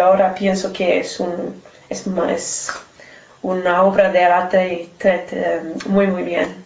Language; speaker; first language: Spanish; non-native, learner; English